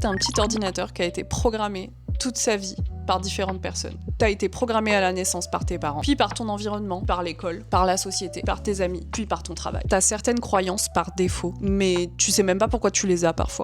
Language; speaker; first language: French; native; French